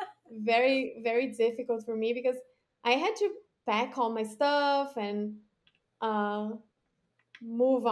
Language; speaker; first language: English; non-native, fluent; Portuguese